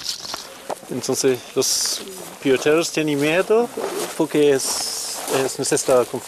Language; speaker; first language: Spanish; non-native, learner; English